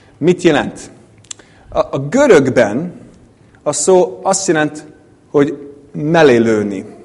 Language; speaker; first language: Hungarian; non-native, fluent; English